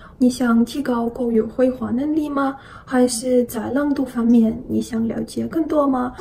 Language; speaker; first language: Chinese; non-native, fluent; Russian